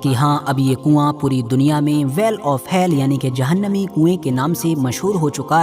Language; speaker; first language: Hindi; native; Hindi